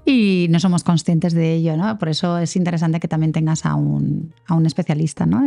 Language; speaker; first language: Spanish; native; Spanish